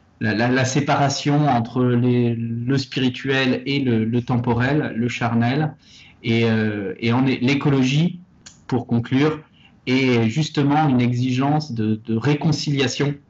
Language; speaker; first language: French; native; French